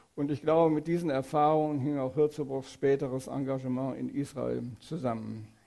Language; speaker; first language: German; native; German